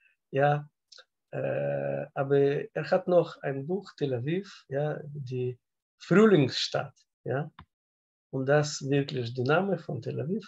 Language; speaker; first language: German; non-native, learner; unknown